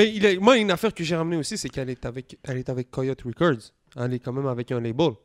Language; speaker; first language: French; native; French